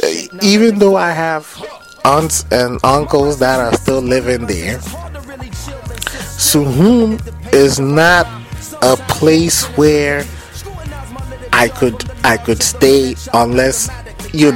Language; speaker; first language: English; non-native, local second language; Akan